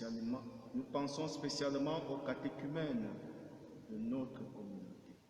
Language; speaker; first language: French; native; French